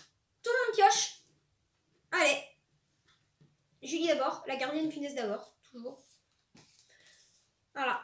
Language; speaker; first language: French; native; French